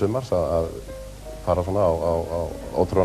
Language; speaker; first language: Icelandic; native; Icelandic